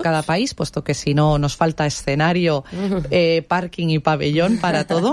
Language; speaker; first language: Spanish; native; Spanish